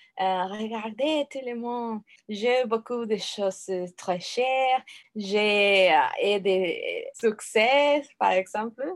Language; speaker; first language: French; non-native, learner; Spanish